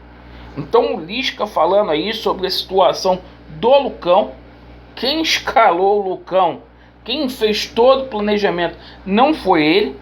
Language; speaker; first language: Portuguese; native; Portuguese